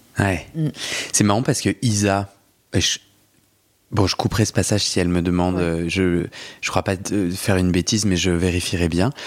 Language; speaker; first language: French; native; French